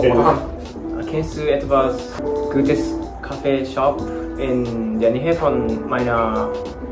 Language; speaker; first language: German; non-native, learner; Japanese